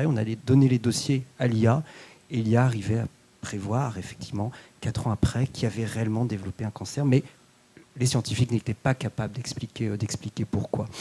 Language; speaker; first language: French; native; French